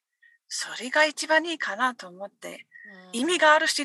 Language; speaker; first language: Japanese; non-native, learner; English